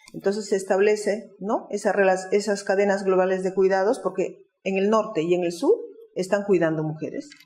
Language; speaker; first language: Spanish; native; Spanish